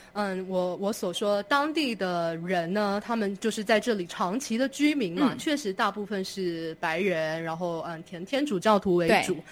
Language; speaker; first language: Chinese; native; Chinese